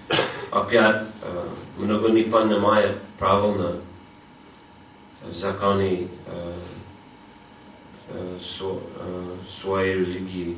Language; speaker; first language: Russian; non-native, fluent; English